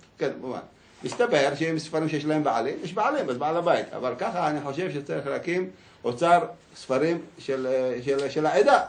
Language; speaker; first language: Hebrew; early bilingual, other home language; Arabic